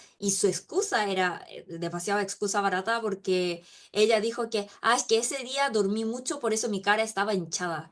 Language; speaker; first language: Spanish; non-native, local second language; Korean